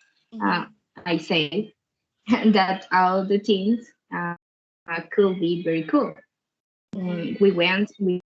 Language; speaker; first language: English; non-native, learner; Spanish